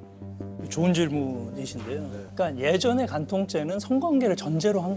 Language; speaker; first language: Korean; native; Korean